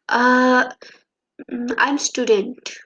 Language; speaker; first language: English; non-native, learner; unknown